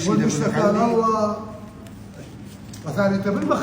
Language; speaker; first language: Arabic; native; Arabic